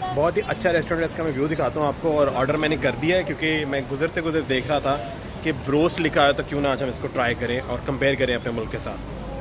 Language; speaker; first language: Urdu; native; Urdu